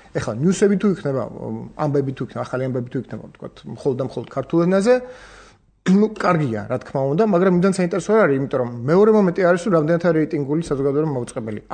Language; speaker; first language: Georgian; non-native, local second language; Armenian